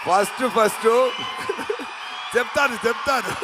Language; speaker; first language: Telugu; non-native, learner; Tamil